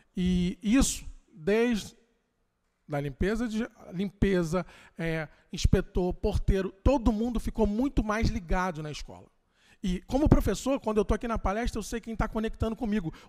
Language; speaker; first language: Portuguese; native; Portuguese